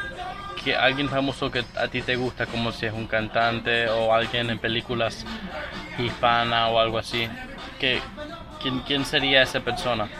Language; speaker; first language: Spanish; early bilingual, heritage; Spanish